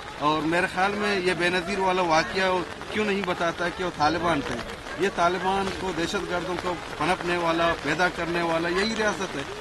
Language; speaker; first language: Urdu; non-native, local second language; Baluchi